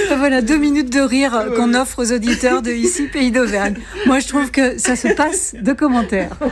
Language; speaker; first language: French; native; French